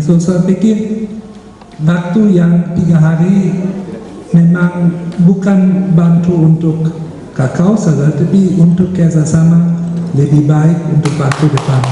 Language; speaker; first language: Indonesian; non-native, fluent; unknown